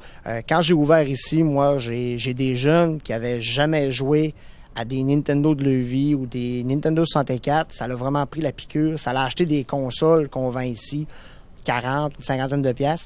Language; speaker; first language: French; native; French